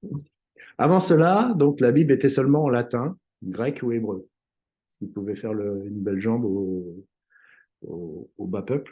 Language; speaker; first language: French; native; French